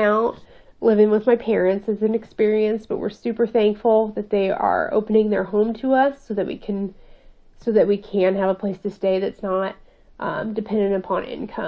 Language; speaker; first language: English; native; English